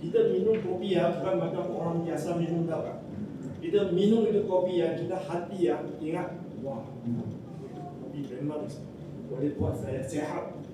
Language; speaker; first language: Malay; non-native, local second language; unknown